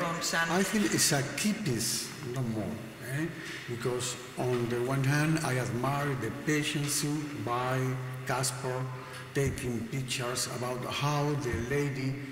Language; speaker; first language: English; non-native, learner; Spanish